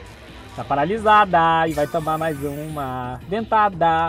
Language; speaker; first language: Portuguese; native; Portuguese